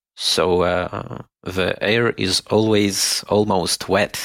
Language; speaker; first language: English; non-native, fluent; Romanian